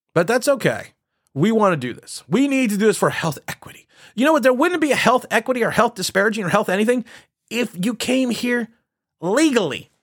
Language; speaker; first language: English; native; English